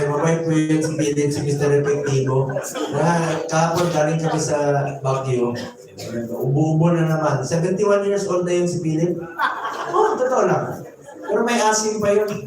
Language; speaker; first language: Filipino; non-native, local second language; Cebuano